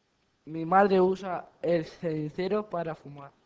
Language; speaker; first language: Spanish; non-native, learner; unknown